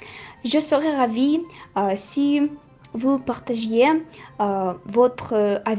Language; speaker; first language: French; non-native, learner; Russian